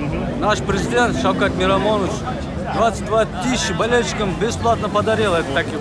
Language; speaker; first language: Russian; non-native, fluent; Uzbek